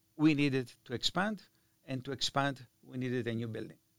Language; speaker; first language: English; non-native, fluent; Greek